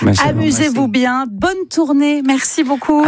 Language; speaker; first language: French; native; French